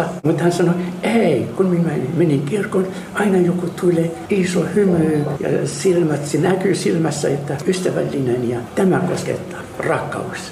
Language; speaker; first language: Finnish; non-native, learner; Arabic